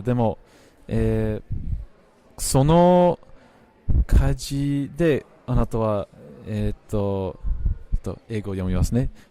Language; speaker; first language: Japanese; non-native, fluent; English